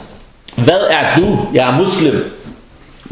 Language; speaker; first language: Danish; non-native, fluent; Arabic